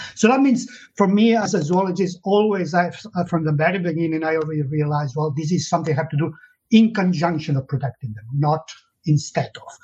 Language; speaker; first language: English; non-native, fluent; Spanish